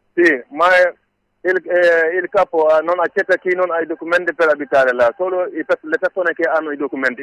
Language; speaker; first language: Italian; non-native, learner; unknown